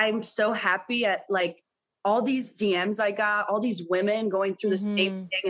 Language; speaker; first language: English; early bilingual, other home language; Italian